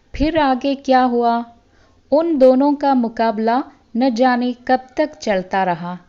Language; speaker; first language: Hindi; non-native, local second language; Malayalam